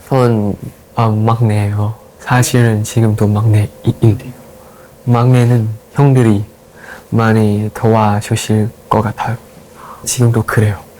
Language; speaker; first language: Korean; non-native, learner; Thai